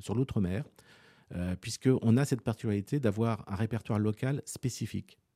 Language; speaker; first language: French; native; French